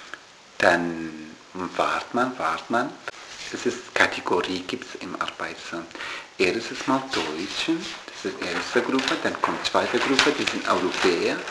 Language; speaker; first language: German; non-native, learner; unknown